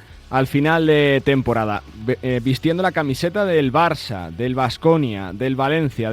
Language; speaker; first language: Spanish; native; Spanish